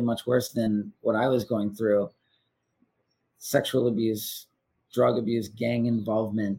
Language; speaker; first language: English; native; English